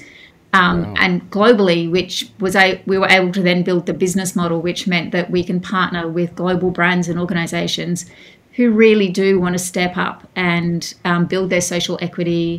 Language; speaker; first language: English; native; English